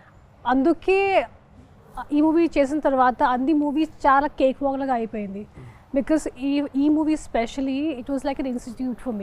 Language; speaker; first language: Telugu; non-native, local second language; Hindi